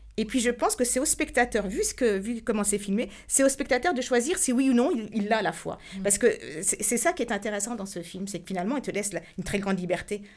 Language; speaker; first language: French; native; French